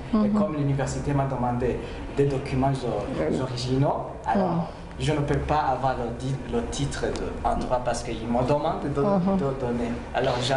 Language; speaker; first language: French; non-native, local second language; Rundi